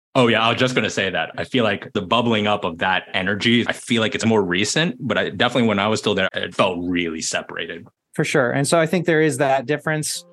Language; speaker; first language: English; early bilingual, other home language; Spanish